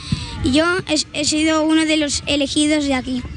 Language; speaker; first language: Spanish; early bilingual, heritage; Spanish